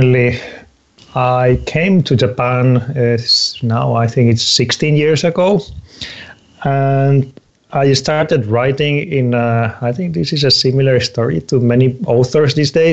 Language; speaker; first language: English; non-native, fluent; Spanish